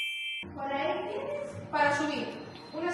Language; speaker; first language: Spanish; native; Spanish